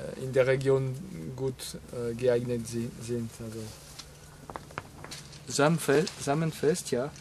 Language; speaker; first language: German; non-native, fluent; French